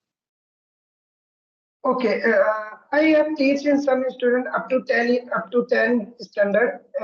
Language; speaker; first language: English; non-native, learner; Hindi